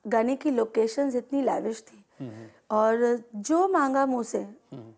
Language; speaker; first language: Hindi; non-native, local second language; Urdu